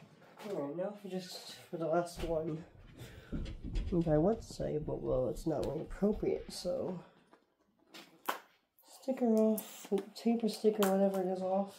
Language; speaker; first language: English; native; English